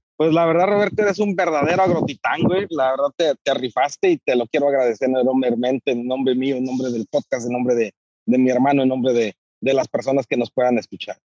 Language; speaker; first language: Spanish; native; Spanish